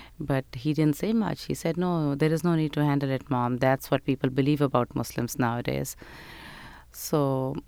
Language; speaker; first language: English; non-native, local second language; Urdu